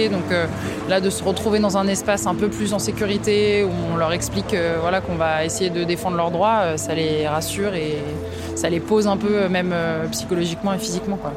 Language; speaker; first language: French; native; French